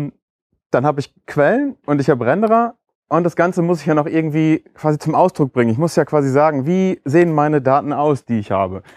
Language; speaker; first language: German; native; German